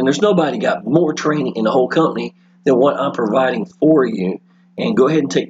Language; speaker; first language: English; native; English